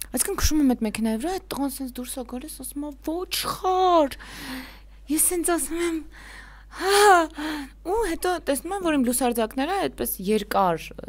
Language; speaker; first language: Armenian; native; Armenian